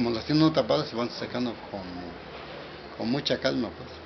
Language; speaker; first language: Spanish; native; Spanish